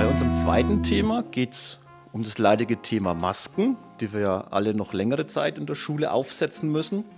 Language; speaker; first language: German; native; German